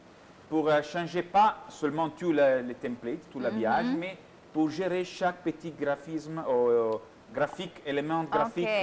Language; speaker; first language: French; non-native, fluent; Italian